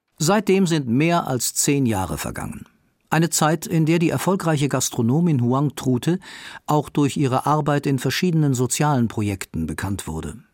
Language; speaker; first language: German; native; German